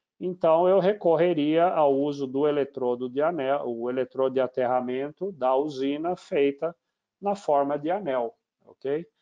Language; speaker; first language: Portuguese; native; Portuguese